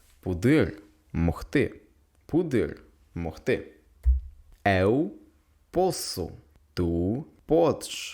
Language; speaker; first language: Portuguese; non-native, fluent; Ukrainian